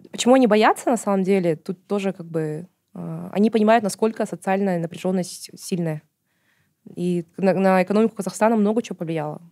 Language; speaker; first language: Russian; non-native, local second language; Kazakh